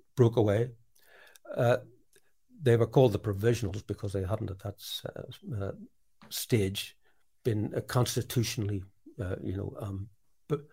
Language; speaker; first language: English; native; English